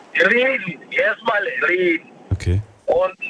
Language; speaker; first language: German; native; German